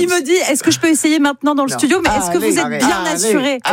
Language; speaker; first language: French; native; French